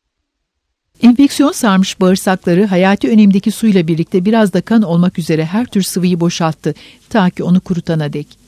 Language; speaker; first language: Turkish; native; Turkish